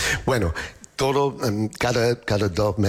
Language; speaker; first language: Spanish; non-native, learner; English